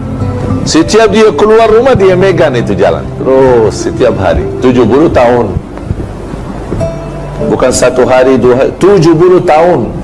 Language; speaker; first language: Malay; non-native, fluent; Arabic